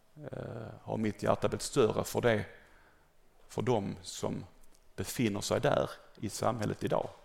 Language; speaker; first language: Swedish; native; Swedish